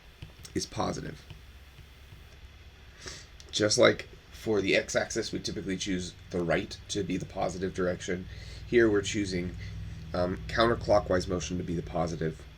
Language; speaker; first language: English; native; English